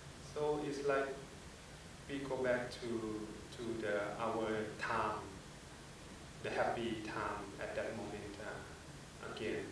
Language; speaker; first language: English; non-native, fluent; Thai